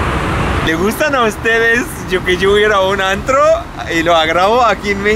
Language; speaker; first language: Spanish; non-native, learner; Arabic